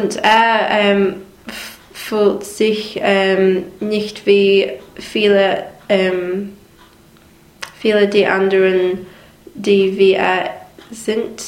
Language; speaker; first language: German; non-native, learner; English